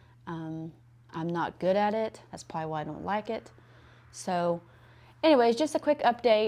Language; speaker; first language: English; native; English